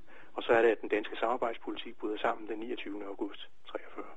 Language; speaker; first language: Danish; native; Danish